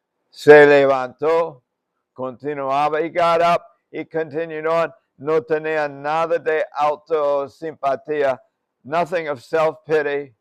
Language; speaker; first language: Spanish; non-native, fluent; English